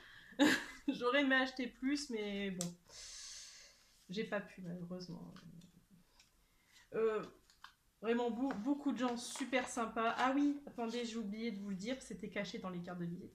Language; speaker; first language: French; native; French